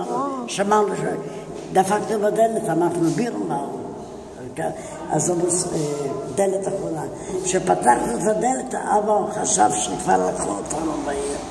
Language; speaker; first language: Hebrew; non-native, fluent; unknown